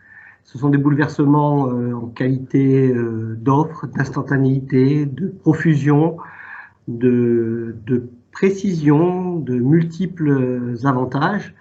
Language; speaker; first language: French; native; French